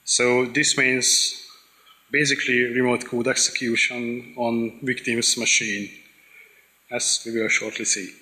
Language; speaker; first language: English; non-native, fluent; Hungarian